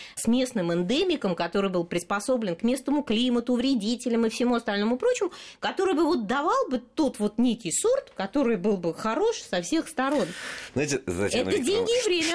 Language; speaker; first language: Russian; native; Russian